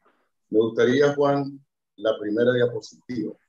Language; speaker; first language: Spanish; native; Spanish